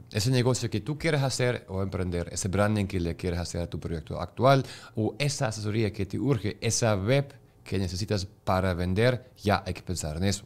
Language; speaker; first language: Spanish; native; Spanish